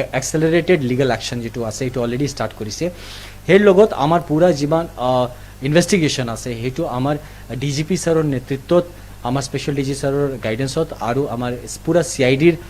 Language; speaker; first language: Assamese; non-native, fluent; Hindi